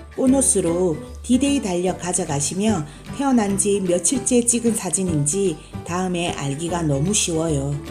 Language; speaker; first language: Korean; native; Korean